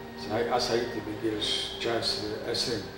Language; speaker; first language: Hebrew; non-native, fluent; Hungarian